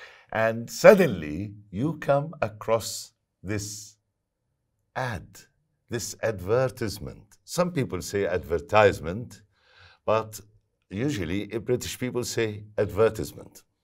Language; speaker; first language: English; non-native, fluent; Arabic